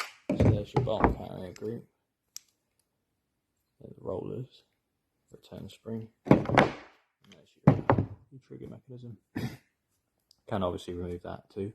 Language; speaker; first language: English; native; English